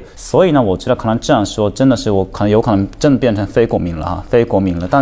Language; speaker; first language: Chinese; non-native, fluent; Japanese